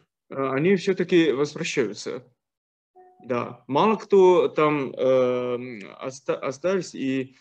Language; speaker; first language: Russian; non-native, fluent; Chinese